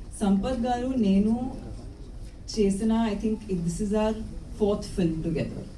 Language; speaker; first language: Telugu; non-native, local second language; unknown